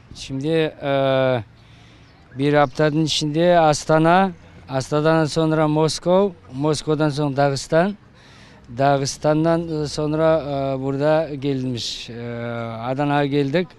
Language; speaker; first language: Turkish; non-native, learner; Kazakh